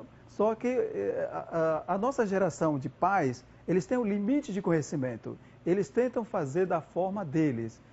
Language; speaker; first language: Portuguese; non-native, local second language; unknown